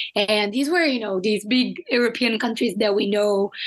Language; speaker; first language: English; non-native, fluent; Portuguese